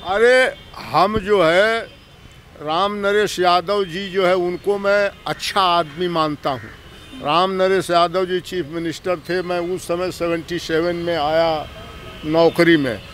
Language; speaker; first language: Hindi; native; Hindi